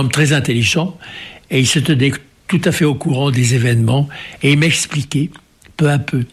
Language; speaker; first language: French; native; French